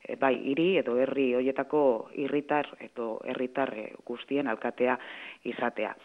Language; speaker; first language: Basque; native; Basque